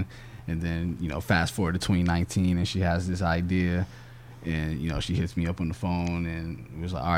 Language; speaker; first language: English; native; English